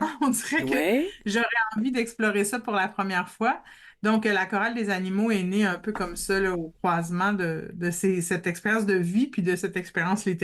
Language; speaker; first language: French; native; French